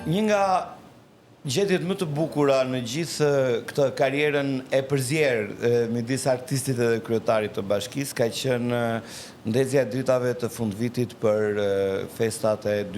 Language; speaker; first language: Albanian; native; Albanian